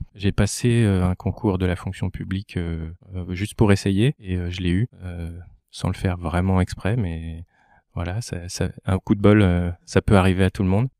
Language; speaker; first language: French; native; French